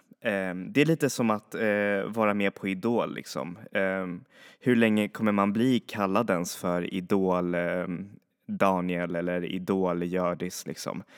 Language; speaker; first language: Swedish; native; Swedish